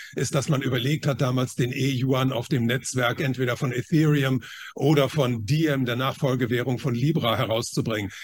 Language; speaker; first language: German; non-native, fluent; Chinese